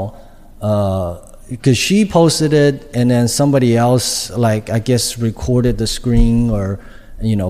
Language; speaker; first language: English; non-native, fluent; Chinese